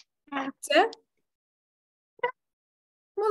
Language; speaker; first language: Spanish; non-native, fluent; Ukrainian